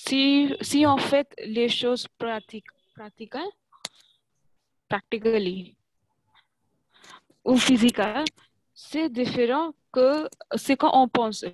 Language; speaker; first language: French; non-native, learner; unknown